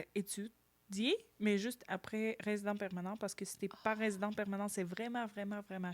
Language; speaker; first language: French; non-native, learner; Ukrainian